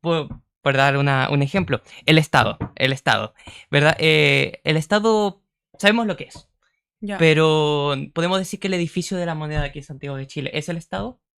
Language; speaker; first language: Spanish; native; Spanish